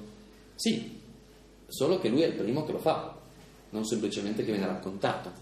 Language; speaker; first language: Italian; native; Italian